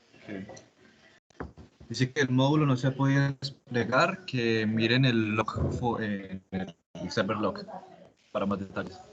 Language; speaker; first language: Spanish; native; Spanish